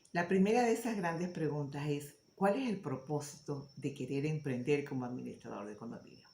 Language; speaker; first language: Spanish; native; Spanish